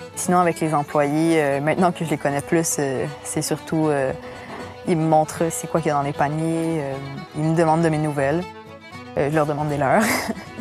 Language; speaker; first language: French; native; French